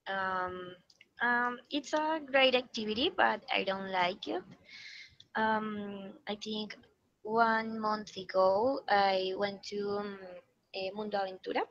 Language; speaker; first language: English; non-native, learner; Spanish